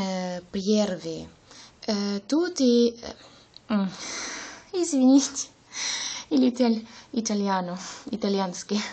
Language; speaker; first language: Russian; non-native, learner; German